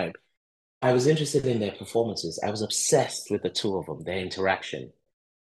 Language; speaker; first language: English; non-native, local second language; Igbo